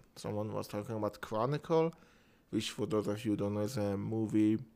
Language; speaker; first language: English; non-native, fluent; Persian